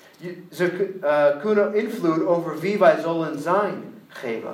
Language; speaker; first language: Dutch; non-native, learner; English